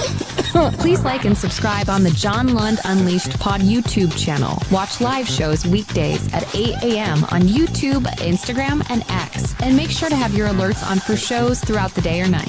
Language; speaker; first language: English; native; English